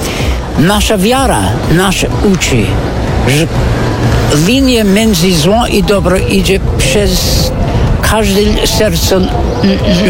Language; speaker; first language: Polish; non-native, fluent; English